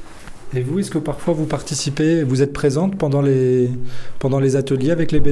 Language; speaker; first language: French; native; French